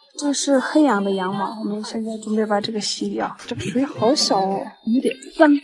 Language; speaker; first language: Chinese; non-native, local second language; Tibetan